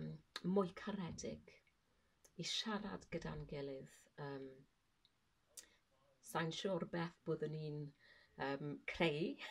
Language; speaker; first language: Welsh; non-native, learner; English